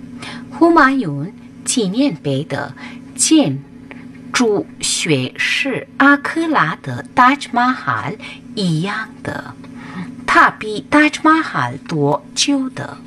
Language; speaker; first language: Chinese; non-native, fluent; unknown